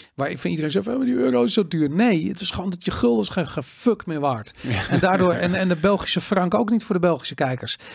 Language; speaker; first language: Dutch; native; Dutch